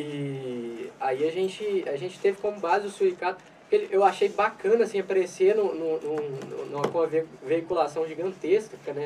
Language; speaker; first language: Portuguese; native; Portuguese